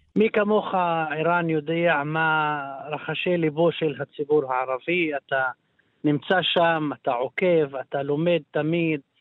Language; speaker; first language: Hebrew; non-native, local second language; Arabic